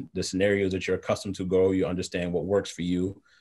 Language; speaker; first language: English; native; English